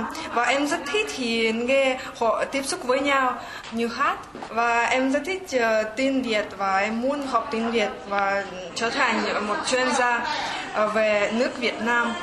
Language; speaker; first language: Vietnamese; non-native, fluent; Russian